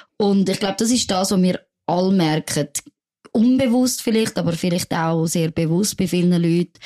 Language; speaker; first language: German; non-native, fluent; French